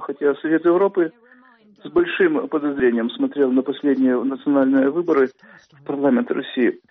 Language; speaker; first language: Russian; non-native, local second language; Lithuanian